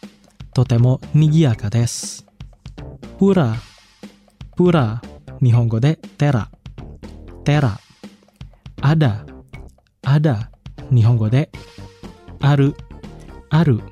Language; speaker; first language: Japanese; non-native, fluent; Indonesian